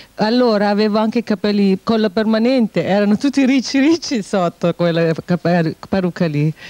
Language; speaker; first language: Italian; non-native, fluent; Filipino